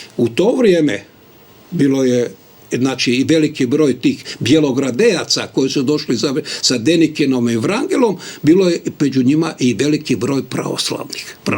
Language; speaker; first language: Bosnian; non-native, local second language; Ukrainian